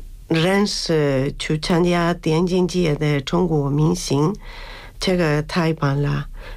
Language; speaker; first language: Chinese; non-native, learner; Spanish